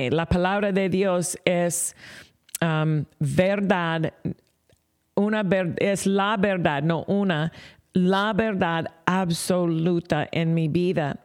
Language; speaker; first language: Spanish; non-native, fluent; English